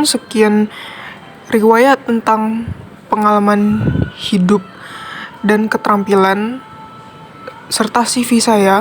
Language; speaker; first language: Indonesian; native; Indonesian